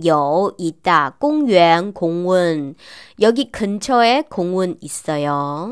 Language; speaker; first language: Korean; non-native, learner; Chinese